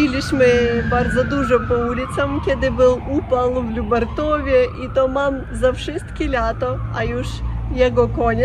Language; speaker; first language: Polish; non-native, learner; Russian